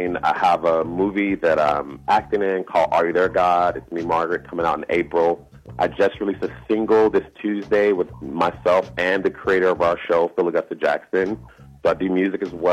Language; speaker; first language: English; native; English